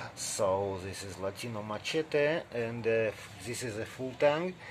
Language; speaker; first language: English; non-native, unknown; Russian